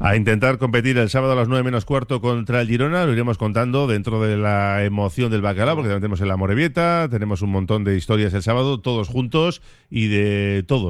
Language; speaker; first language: Spanish; native; Spanish